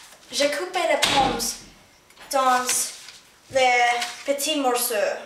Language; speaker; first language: French; non-native, learner; English